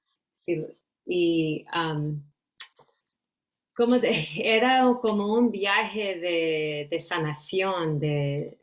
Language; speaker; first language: Spanish; early bilingual, heritage; Spanish